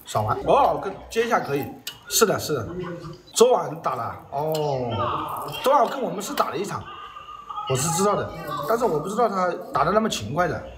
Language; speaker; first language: Chinese; native; Chinese